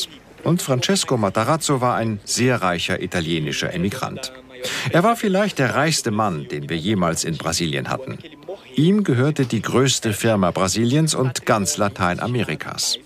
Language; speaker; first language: German; non-native, fluent; Portuguese